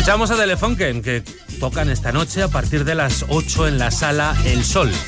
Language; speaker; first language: Spanish; native; Spanish